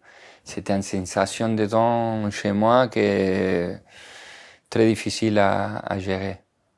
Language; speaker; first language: French; non-native, fluent; Spanish